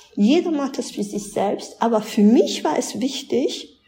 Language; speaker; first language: German; early bilingual, other home language; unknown